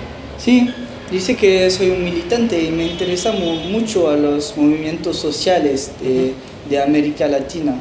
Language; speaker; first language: Spanish; non-native, fluent; French